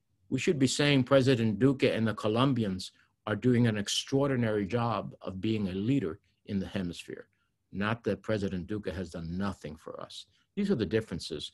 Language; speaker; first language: English; early bilingual, other home language; Spanish